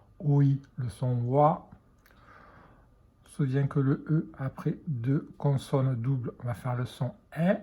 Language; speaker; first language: French; native; French